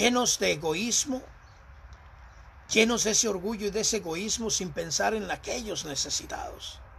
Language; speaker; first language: Spanish; native; Spanish